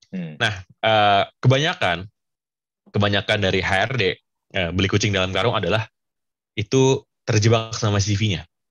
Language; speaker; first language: Indonesian; native; Indonesian